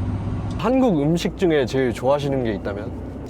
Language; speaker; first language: Korean; native; Korean